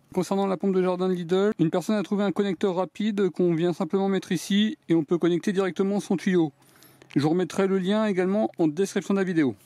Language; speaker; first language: French; native; French